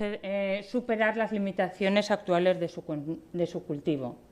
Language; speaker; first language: Spanish; native; Spanish